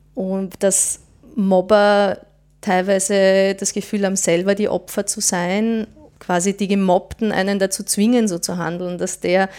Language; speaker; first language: German; native; German